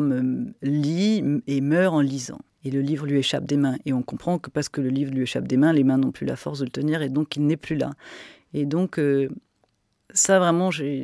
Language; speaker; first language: French; native; French